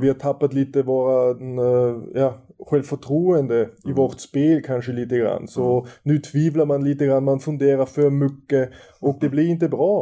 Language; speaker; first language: Swedish; non-native, fluent; German